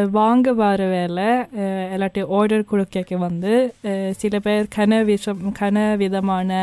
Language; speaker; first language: Tamil; early bilingual, heritage; Tamil